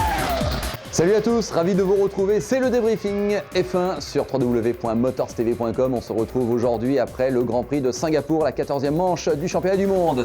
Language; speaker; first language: French; native; French